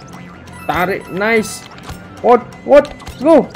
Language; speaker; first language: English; non-native, learner; Indonesian